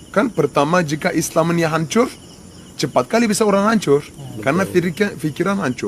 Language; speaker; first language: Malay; non-native, learner; Turkish